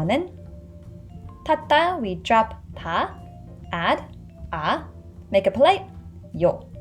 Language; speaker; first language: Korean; non-native, fluent; English